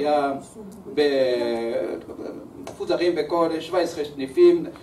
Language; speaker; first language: Hebrew; early bilingual, other home language; French